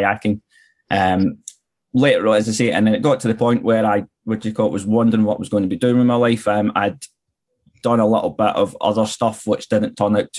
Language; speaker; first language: English; native; English